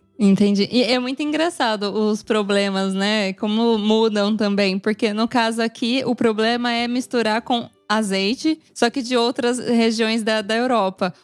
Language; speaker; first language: Portuguese; native; Portuguese